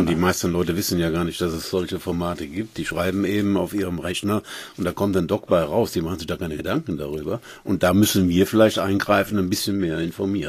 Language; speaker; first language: German; native; German